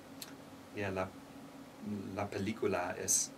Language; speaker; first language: Spanish; non-native, learner; English